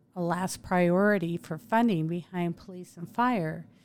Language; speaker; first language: English; native; English